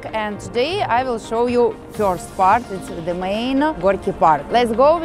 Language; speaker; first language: English; non-native, fluent; Russian